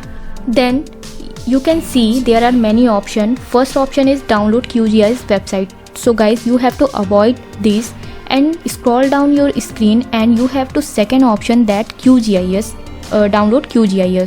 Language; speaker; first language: English; non-native, local second language; Hindi